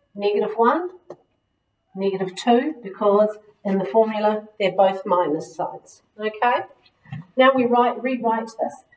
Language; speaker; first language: English; native; English